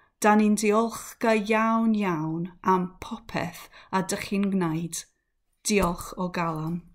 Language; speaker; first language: Welsh; non-native, learner; English